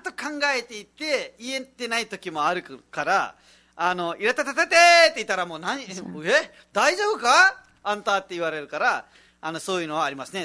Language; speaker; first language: Japanese; non-native, fluent; Nepali